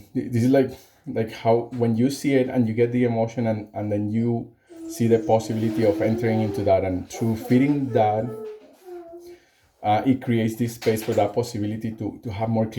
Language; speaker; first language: English; non-native, fluent; Spanish